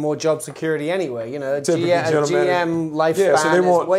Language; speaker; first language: English; native; English